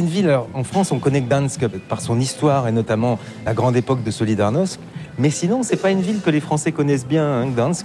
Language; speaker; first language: French; native; French